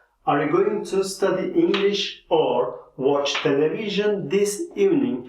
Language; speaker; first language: English; non-native, fluent; Turkish